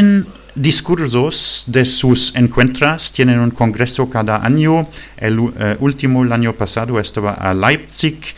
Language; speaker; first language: Spanish; non-native, fluent; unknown